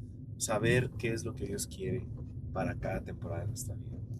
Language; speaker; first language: Spanish; native; Spanish